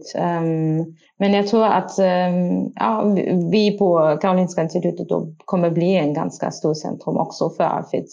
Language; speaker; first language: Swedish; non-native, fluent; German